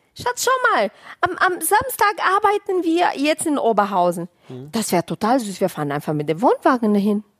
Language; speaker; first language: German; non-native, fluent; Portuguese